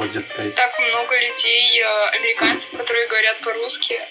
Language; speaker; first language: Russian; non-native, fluent; Spanish